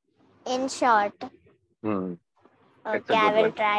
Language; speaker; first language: English; non-native, learner; Hindi